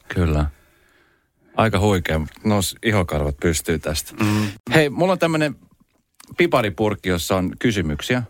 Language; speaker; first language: Finnish; native; Finnish